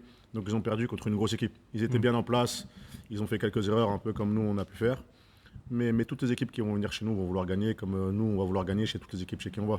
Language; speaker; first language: French; native; French